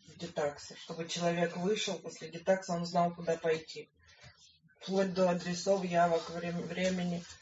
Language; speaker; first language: Russian; native; Russian